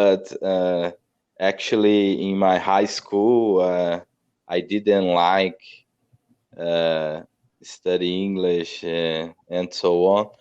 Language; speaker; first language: English; non-native, learner; Portuguese